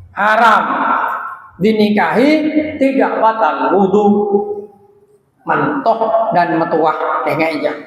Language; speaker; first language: Indonesian; non-native, local second language; Madurese